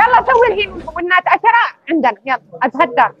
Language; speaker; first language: Arabic; native; Arabic